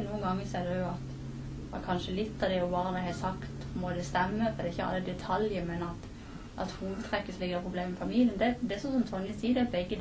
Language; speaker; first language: Norwegian; native; Norwegian